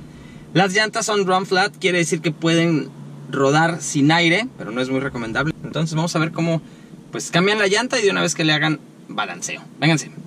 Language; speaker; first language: Spanish; native; Spanish